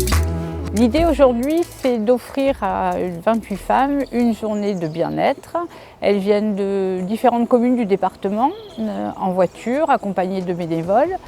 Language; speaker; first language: French; native; French